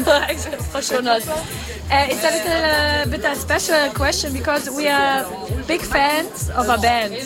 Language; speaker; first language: English; non-native, learner; German